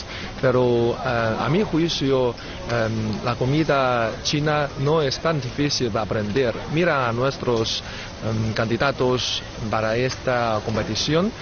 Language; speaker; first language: Spanish; non-native, fluent; Chinese